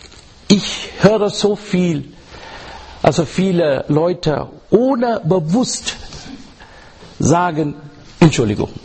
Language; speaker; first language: German; non-native, learner; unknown